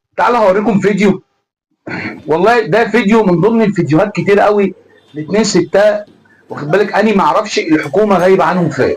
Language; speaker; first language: Egyptian Arabic; native; Egyptian Arabic